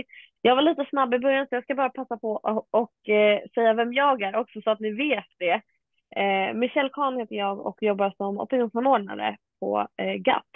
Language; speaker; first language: Swedish; native; Swedish